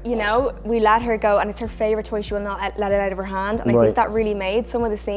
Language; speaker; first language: English; native; English